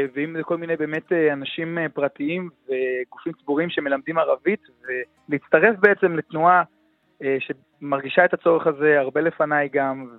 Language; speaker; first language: Hebrew; native; Hebrew